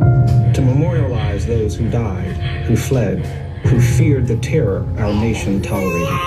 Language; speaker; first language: English; native; English